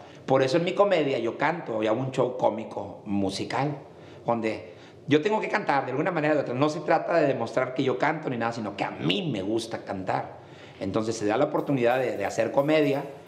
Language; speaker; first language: Spanish; native; Spanish